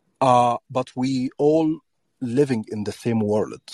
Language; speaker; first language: English; non-native, learner; Arabic